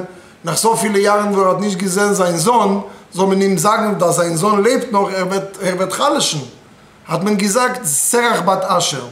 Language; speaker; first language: German; non-native, fluent; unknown